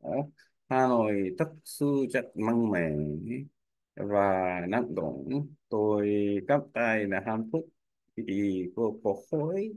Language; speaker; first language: Vietnamese; non-native, learner; Korean